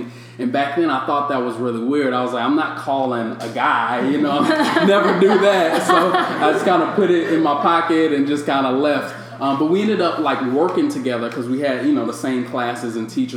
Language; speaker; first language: English; native; English